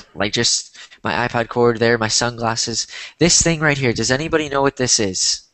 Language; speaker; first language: English; native; English